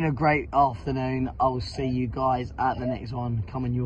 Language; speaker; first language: English; native; English